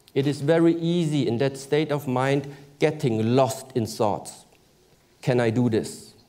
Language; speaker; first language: English; early bilingual, other home language; German